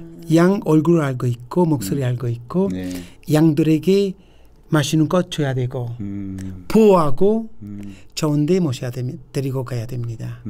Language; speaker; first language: Korean; non-native, fluent; Italian